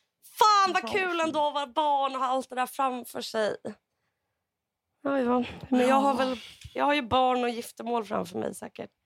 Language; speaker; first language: Swedish; native; Swedish